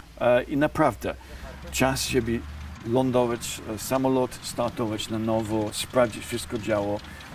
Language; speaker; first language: Polish; non-native, fluent; English